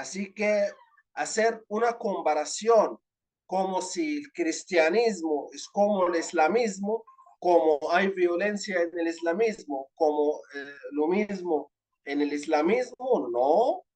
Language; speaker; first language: Spanish; non-native, fluent; Arabic